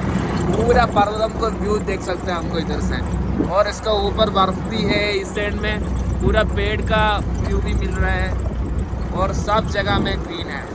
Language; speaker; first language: Hindi; non-native, local second language; Malayalam